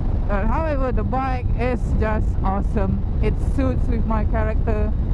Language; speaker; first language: English; non-native, local second language; Malay